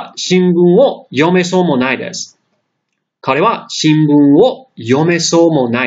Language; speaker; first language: Japanese; non-native, fluent; English